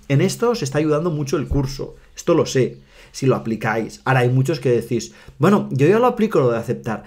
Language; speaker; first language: Spanish; non-native, local second language; Catalan